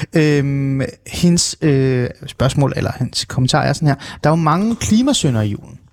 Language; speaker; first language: Danish; non-native, local second language; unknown